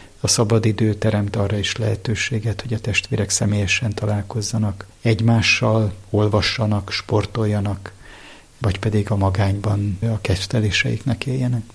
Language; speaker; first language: Hungarian; native; Hungarian